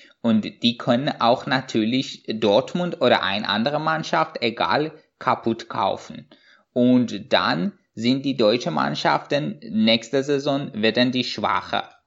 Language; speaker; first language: German; non-native, fluent; Persian